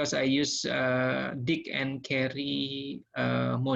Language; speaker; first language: English; non-native, learner; Indonesian